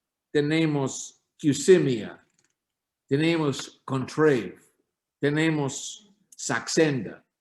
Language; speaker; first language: Spanish; non-native, learner; English